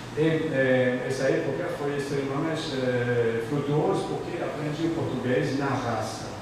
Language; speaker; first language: Portuguese; non-native, fluent; French